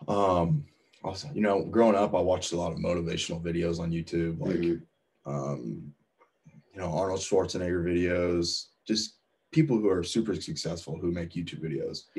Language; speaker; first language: English; native; English